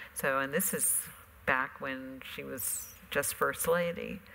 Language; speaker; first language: English; native; English